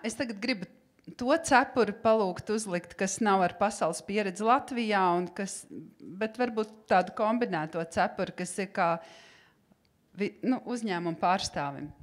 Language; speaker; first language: Latvian; native; Latvian